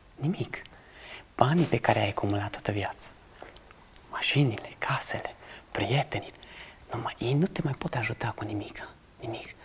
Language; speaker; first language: Romanian; early bilingual, other home language; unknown